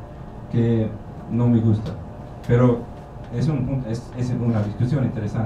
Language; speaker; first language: Spanish; non-native, learner; German